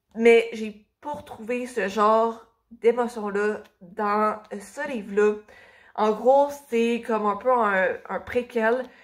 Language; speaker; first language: French; native; French